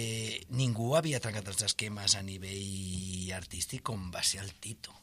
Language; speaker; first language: Catalan; non-native, local second language; Spanish